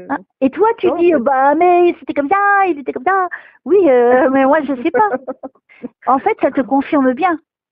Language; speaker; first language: French; native; French